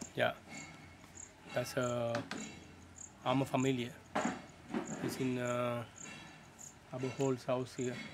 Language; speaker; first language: German; non-native, learner; Sinhala